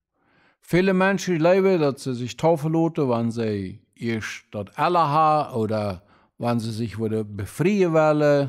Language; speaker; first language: German; non-native, local second language; Plautdietsch